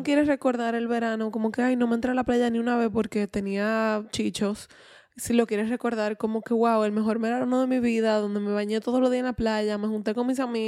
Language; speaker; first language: Spanish; native; Spanish